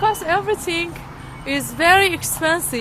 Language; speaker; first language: English; non-native, learner; Persian